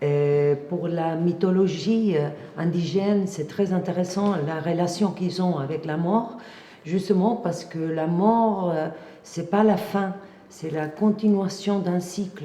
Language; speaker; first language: French; non-native, fluent; Spanish